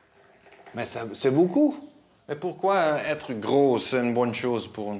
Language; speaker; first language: French; non-native, learner; Dutch